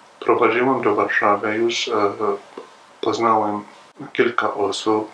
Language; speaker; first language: Polish; non-native, learner; Arabic